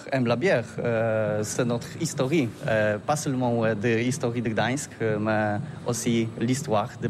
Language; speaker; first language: French; non-native, learner; Polish